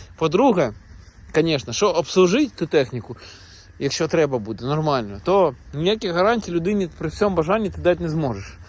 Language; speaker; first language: Ukrainian; native; Ukrainian